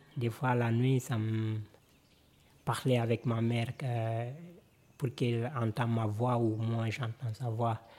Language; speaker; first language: French; non-native, local second language; Fula